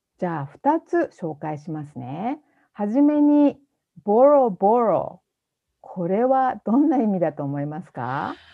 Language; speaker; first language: Japanese; native; Japanese